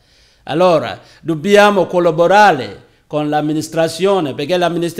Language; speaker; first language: Italian; non-native, learner; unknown